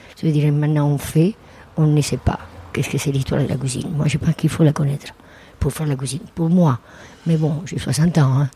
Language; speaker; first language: French; non-native, fluent; Spanish